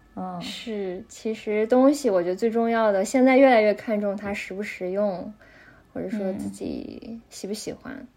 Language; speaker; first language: Chinese; native; Chinese